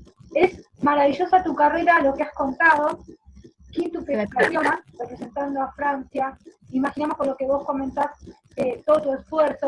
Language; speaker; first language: Spanish; native; Spanish